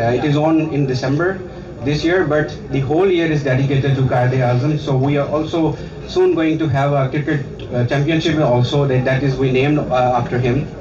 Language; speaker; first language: English; non-native, local second language; Urdu